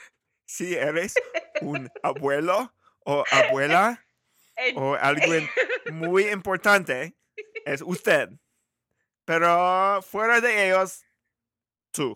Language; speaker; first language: Spanish; non-native, learner; English